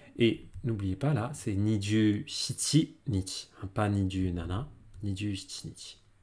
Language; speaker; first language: French; native; French